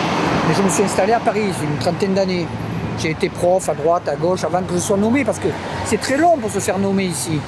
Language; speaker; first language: French; native; French